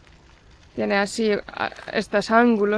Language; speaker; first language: Spanish; non-native, fluent; Estonian